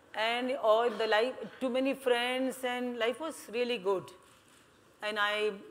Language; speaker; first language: English; non-native, local second language; Hindi